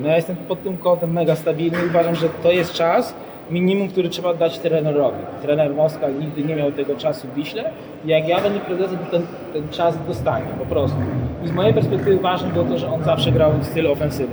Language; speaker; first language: Polish; native; Polish